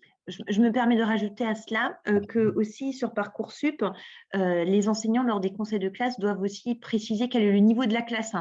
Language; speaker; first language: French; native; French